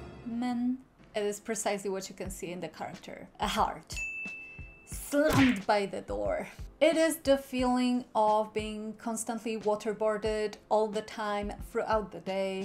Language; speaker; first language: English; non-native, fluent; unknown